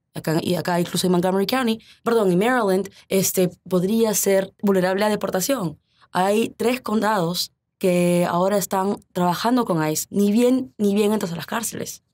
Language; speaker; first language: Spanish; early bilingual, heritage; Spanish